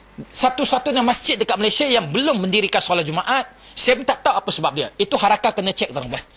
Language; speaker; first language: Malay; non-native, local second language; Chinese